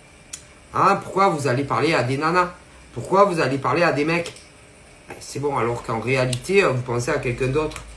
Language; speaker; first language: French; native; French